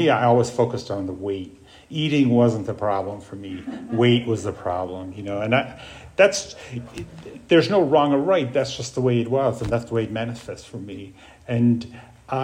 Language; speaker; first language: English; native; English